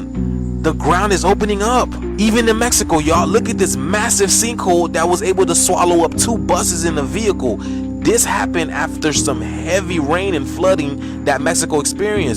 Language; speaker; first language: English; native; English